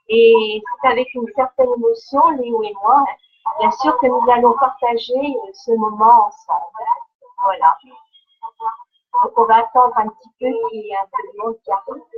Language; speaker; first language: French; native; French